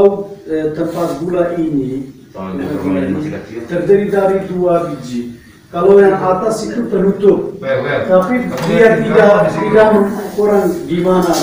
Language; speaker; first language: Indonesian; non-native, fluent; Turkish